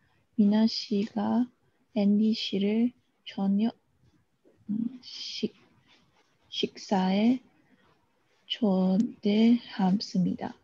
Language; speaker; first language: Korean; non-native, learner; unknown